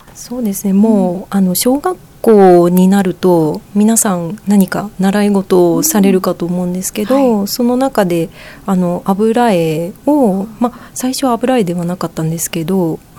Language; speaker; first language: Japanese; native; Japanese